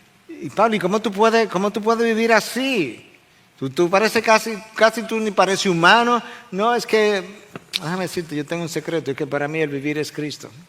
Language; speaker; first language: Spanish; native; Spanish